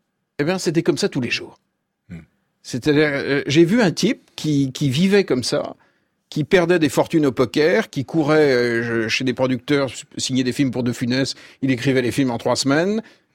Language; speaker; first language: French; native; French